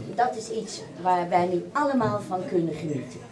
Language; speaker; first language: Dutch; native; Dutch